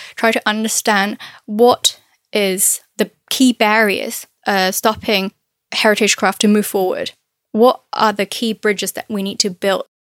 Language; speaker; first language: English; non-native, fluent; Chinese